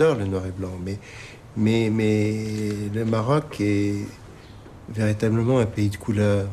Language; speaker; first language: French; non-native, local second language; Arabic